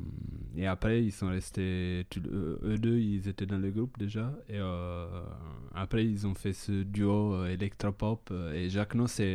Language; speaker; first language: French; non-native, fluent; Italian